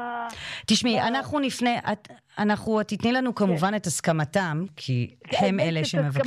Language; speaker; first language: Hebrew; native; Hebrew